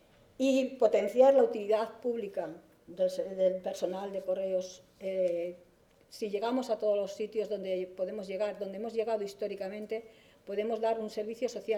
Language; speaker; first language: Spanish; native; Spanish